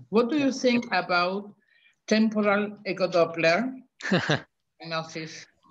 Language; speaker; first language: English; non-native, fluent; Spanish